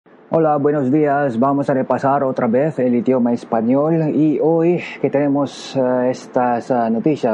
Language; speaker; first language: Spanish; non-native, learner; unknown